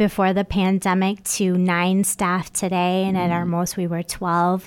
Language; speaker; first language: English; native; English